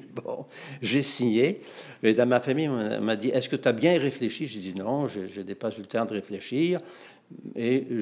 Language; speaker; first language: French; native; French